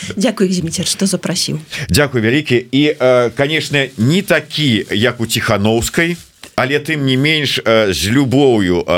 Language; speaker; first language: Belarusian; native; Belarusian